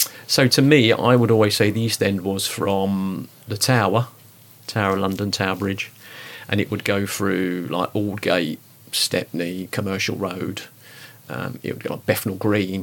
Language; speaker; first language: English; native; English